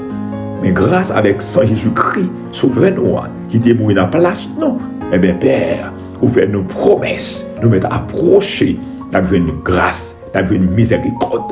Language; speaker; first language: French; non-native, local second language; Haitian Creole